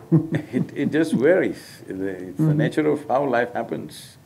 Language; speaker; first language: English; non-native, local second language; Kannada